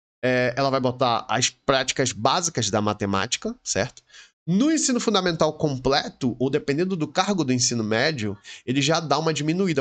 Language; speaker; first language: Portuguese; native; Portuguese